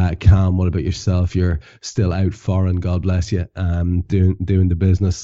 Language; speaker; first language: English; non-native, local second language; Irish